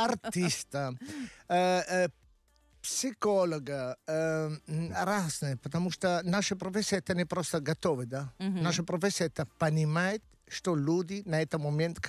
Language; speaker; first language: Russian; non-native, learner; Italian